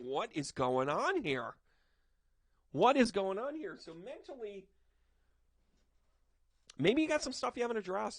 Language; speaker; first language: English; native; English